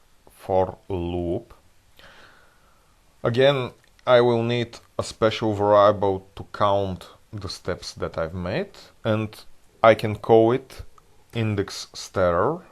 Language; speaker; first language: English; non-native, fluent; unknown